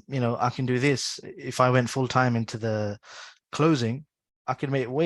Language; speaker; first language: English; native; English